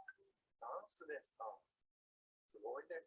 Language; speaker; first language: Japanese; non-native, learner; Indonesian